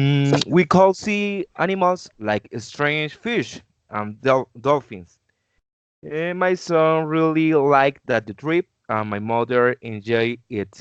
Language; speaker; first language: English; non-native, learner; Spanish